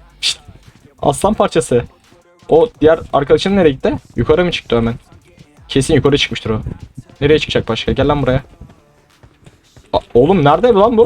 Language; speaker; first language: Turkish; native; Turkish